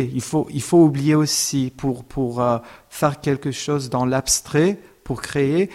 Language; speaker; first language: French; non-native, fluent; Armenian